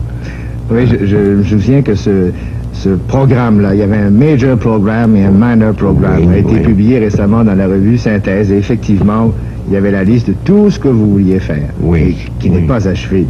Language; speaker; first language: French; native; French